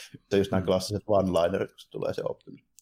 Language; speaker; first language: Finnish; native; Finnish